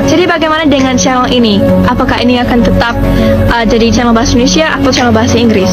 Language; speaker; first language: Indonesian; early bilingual, other home language; English